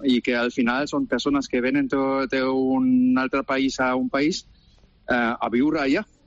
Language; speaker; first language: Catalan; non-native, fluent; German